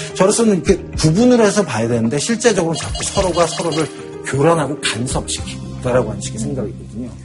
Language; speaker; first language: Korean; native; Korean